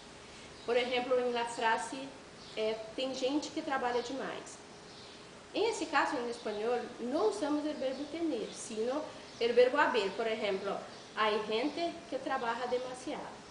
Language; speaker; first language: Spanish; non-native, learner; Portuguese